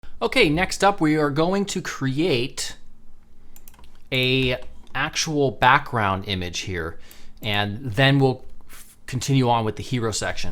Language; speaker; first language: English; native; English